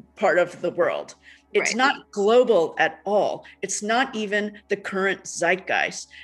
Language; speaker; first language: English; native; English